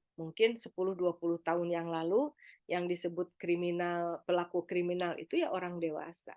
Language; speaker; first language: Indonesian; native; Indonesian